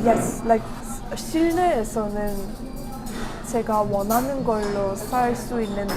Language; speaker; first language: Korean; non-native, fluent; Hindi